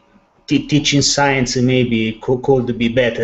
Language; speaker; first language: English; non-native, learner; Italian